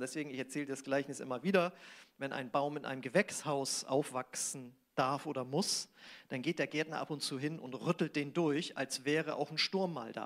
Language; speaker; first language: German; native; German